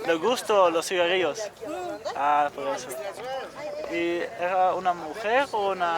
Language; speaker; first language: Spanish; non-native, learner; English